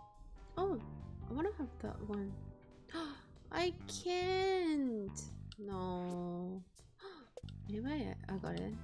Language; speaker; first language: English; non-native, learner; Japanese